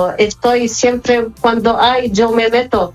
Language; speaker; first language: Spanish; non-native, fluent; Arabic